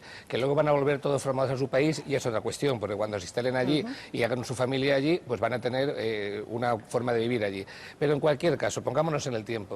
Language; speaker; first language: Spanish; native; Spanish